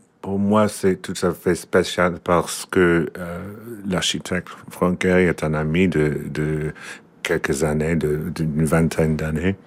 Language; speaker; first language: French; non-native, learner; English